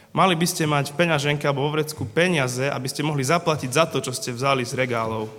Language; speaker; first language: Slovak; native; Slovak